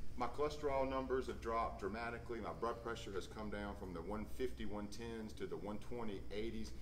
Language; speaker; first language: English; native; English